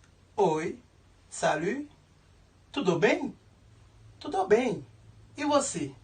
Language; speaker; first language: Portuguese; non-native, learner; Haitian Creole